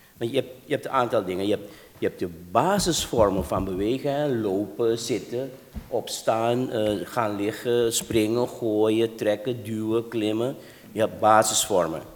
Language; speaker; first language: Dutch; native; Dutch